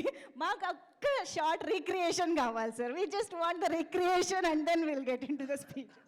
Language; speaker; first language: Telugu; native; Telugu